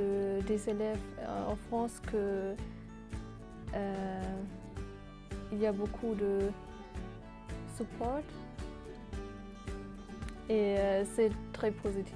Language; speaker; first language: French; non-native, fluent; German